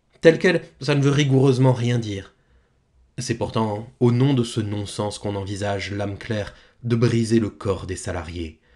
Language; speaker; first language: French; native; French